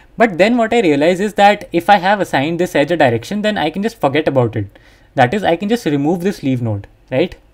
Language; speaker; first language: English; non-native, local second language; Hindi